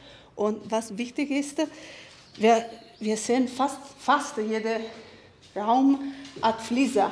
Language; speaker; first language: German; non-native, fluent; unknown